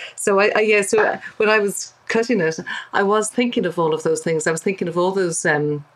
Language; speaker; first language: English; native; English